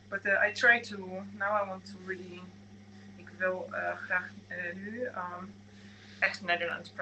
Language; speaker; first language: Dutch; non-native, learner; Polish